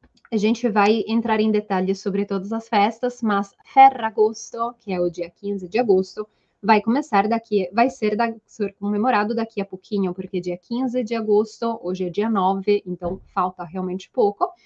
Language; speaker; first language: Portuguese; non-native, fluent; Italian